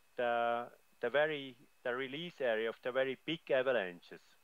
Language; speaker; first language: English; non-native, fluent; German